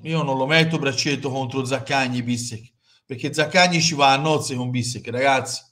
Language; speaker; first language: Italian; native; Italian